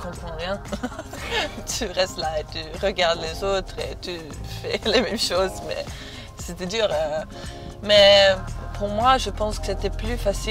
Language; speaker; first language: French; non-native, learner; Serbian